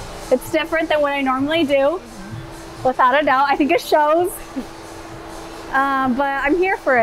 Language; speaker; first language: English; early bilingual, other home language; Spanish